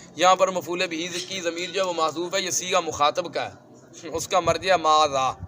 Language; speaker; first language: Urdu; non-native, local second language; Punjabi